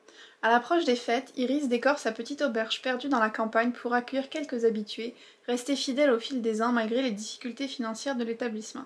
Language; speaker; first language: French; native; French